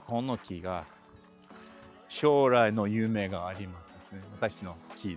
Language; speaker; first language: Japanese; non-native, learner; English